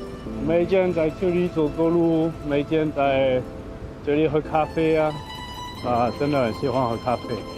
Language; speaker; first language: Chinese; non-native, fluent; French